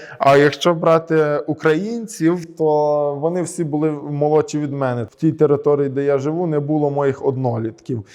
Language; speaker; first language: Ukrainian; early bilingual, heritage; Ukrainian